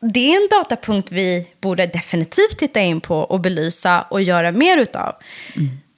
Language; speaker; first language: Swedish; early bilingual, other home language; Persian